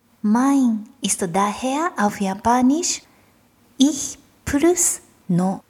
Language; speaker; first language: German; non-native, fluent; Japanese